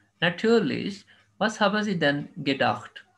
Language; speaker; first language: German; non-native, fluent; Urdu